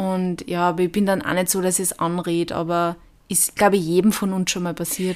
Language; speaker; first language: German; native; German